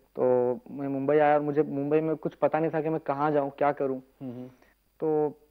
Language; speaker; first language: Hindi; non-native, local second language; Urdu